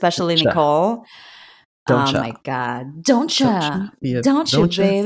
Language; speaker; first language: English; non-native, local second language; Filipino